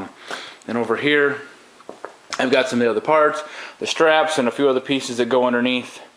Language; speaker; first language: English; native; English